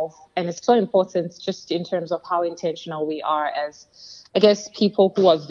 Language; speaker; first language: English; non-native, local second language; Xhosa